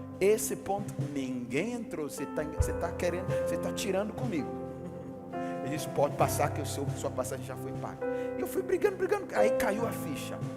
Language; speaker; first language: Portuguese; non-native, fluent; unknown